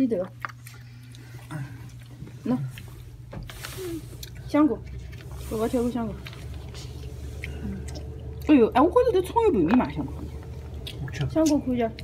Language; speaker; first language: Chinese; non-native, local second language; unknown